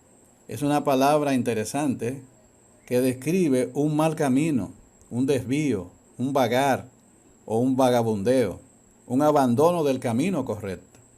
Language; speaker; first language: Spanish; native; Spanish